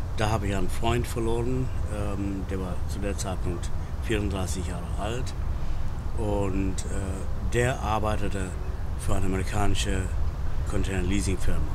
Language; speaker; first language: German; non-native, fluent; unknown